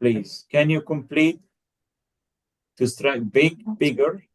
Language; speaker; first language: English; non-native, fluent; Arabic